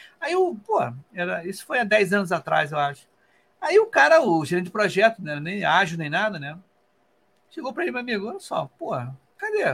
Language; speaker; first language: Portuguese; native; Portuguese